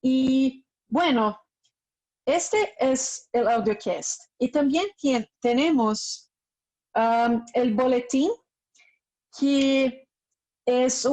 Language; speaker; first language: Spanish; non-native, fluent; Portuguese